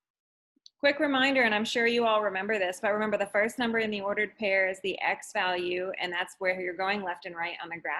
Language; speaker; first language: English; native; English